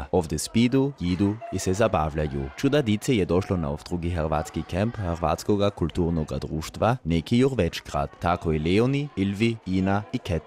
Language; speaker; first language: Serbian; native; Serbian